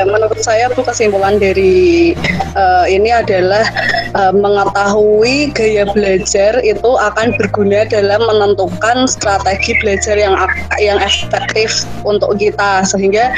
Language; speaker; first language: Indonesian; native; Indonesian